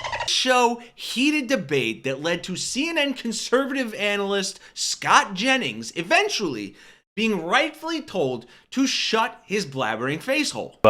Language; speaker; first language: English; native; English